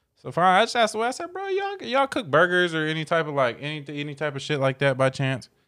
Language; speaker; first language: English; native; English